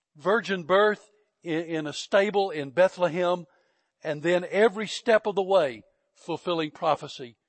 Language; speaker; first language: English; native; English